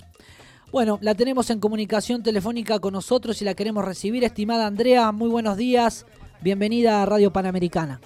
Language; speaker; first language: Spanish; native; Spanish